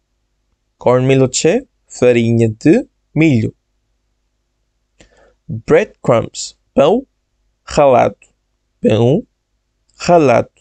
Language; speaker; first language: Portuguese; non-native, fluent; Bangla